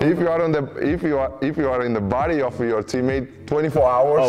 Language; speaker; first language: English; non-native, learner; Portuguese